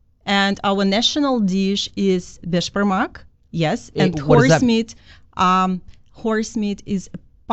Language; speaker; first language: English; non-native, fluent; Kazakh